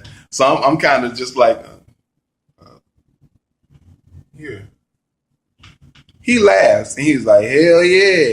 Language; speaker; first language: English; native; English